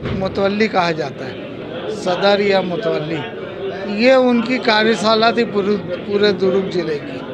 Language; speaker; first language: Hindi; native; Hindi